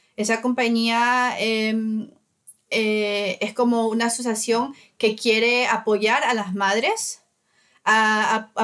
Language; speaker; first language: Spanish; native; Spanish